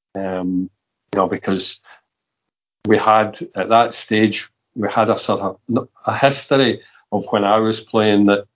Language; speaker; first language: English; native; English